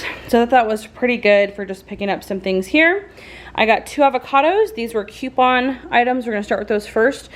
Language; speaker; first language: English; native; English